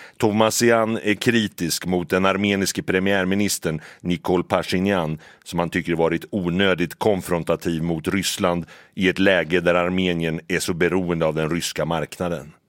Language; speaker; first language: Swedish; native; Swedish